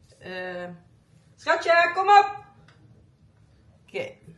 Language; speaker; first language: Dutch; non-native, learner; Cebuano